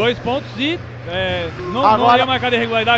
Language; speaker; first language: Portuguese; native; Portuguese